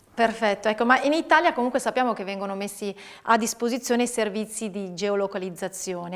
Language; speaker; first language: Italian; native; Italian